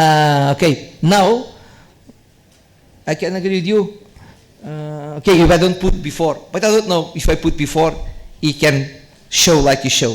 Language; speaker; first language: English; non-native, learner; Portuguese